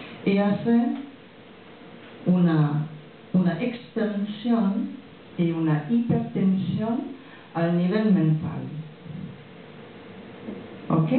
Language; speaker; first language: Spanish; non-native, fluent; French